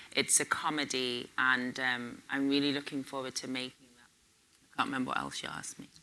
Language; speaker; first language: English; native; English